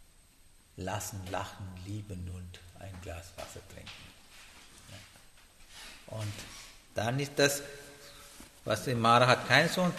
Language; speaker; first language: German; non-native, learner; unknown